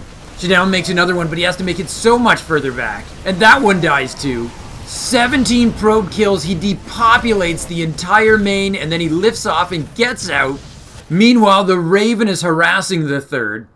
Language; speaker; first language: English; native; English